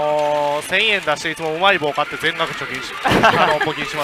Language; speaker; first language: Japanese; native; Japanese